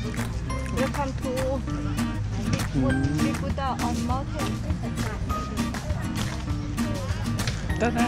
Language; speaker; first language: English; non-native, learner; Thai